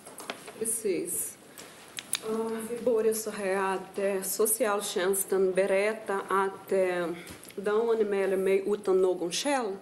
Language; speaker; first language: Swedish; non-native, fluent; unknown